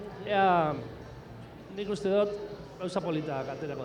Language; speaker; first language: Basque; native; Basque